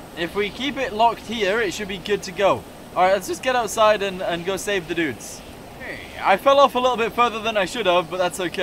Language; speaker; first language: English; native; English